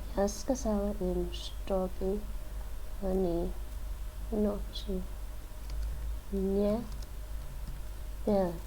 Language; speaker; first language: Russian; non-native, learner; English